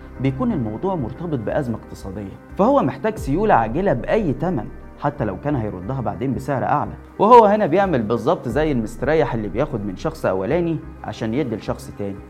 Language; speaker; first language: Arabic; native; Arabic